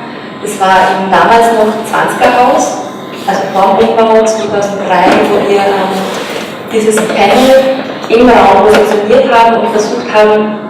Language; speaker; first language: German; native; German